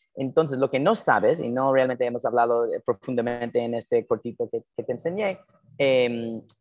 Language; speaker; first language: Spanish; non-native, fluent; English